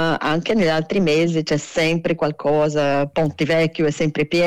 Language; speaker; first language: Italian; non-native, fluent; Portuguese